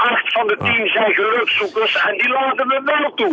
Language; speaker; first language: Dutch; native; Dutch